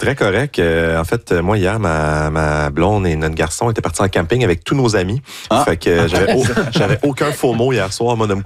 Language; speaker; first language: French; native; French